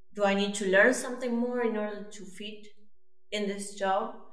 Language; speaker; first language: English; non-native, fluent; Spanish